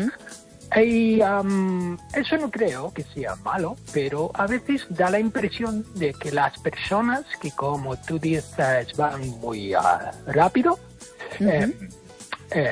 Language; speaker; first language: Spanish; non-native, fluent; English